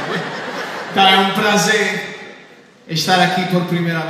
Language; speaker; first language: Portuguese; non-native, fluent; Italian